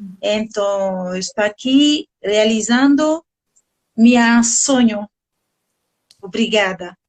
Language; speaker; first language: Portuguese; non-native, learner; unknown